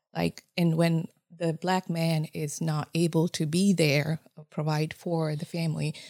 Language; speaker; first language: English; non-native, fluent; Japanese